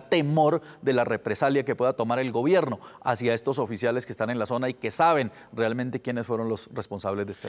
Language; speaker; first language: Spanish; native; Spanish